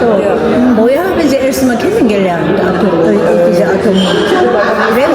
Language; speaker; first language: German; non-native, learner; Korean